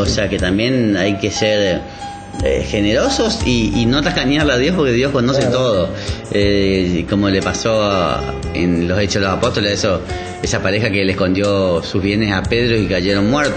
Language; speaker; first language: Spanish; native; Spanish